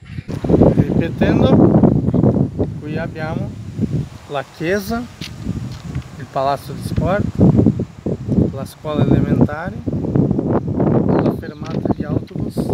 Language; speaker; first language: Italian; non-native, learner; Portuguese